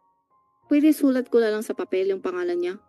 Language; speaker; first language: Filipino; non-native, learner; Chinese